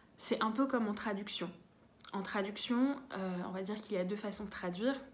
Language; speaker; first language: French; early bilingual, other home language; Arabic